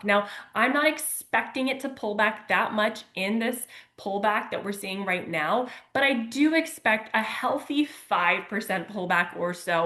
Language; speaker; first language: English; native; English